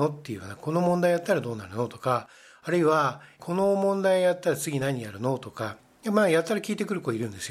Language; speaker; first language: Japanese; native; Japanese